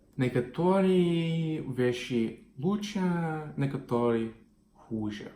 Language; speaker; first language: Russian; non-native, fluent; English